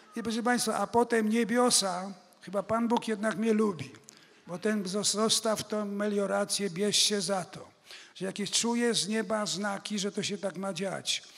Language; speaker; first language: Polish; native; Polish